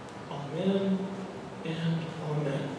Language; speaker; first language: English; native; English